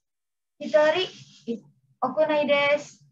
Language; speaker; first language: Japanese; non-native, learner; Indonesian